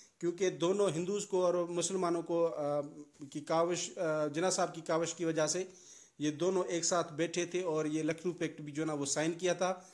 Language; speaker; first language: Urdu; non-native, local second language; Sindhi